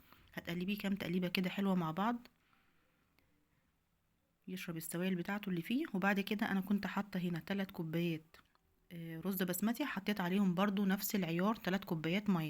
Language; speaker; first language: Arabic; native; Arabic